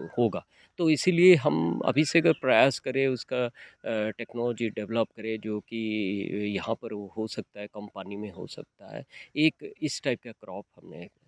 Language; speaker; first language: Hindi; non-native, local second language; Odia